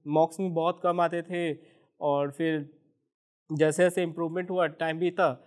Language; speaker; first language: Hindi; native; Hindi